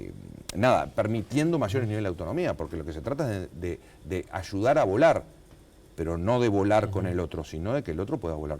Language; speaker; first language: Spanish; native; Spanish